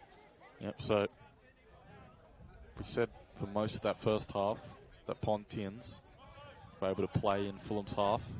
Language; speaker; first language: English; native; English